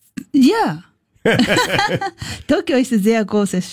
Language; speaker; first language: German; non-native, learner; Japanese